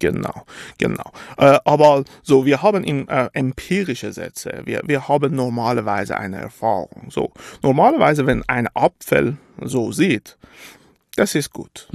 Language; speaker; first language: German; non-native, fluent; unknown